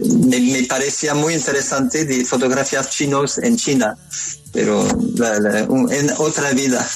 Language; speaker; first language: Spanish; non-native, learner; French